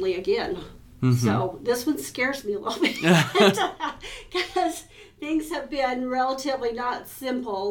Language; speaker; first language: English; native; English